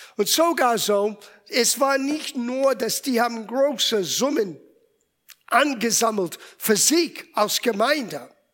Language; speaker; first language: German; non-native, fluent; English